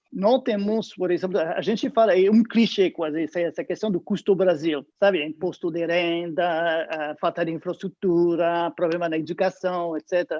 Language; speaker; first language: Portuguese; non-native, fluent; French